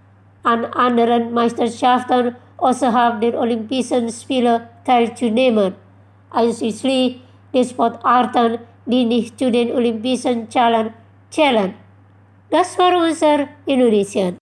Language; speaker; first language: German; non-native, fluent; Indonesian